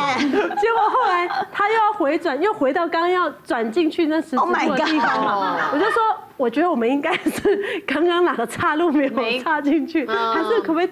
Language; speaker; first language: Chinese; native; Chinese